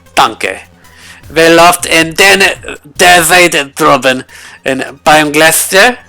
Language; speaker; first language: German; non-native, learner; English